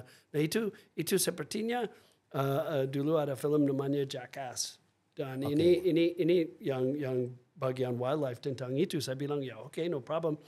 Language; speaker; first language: Indonesian; non-native, fluent; English